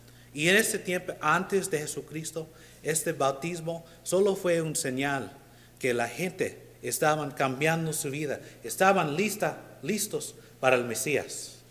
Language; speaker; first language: Spanish; non-native, learner; English